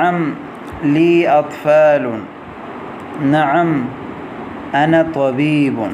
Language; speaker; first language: Arabic; non-native, fluent; Urdu